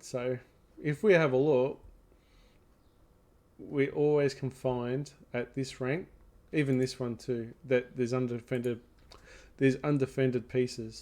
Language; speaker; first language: English; native; English